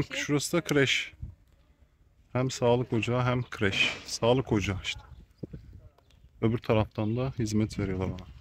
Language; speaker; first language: Turkish; native; Turkish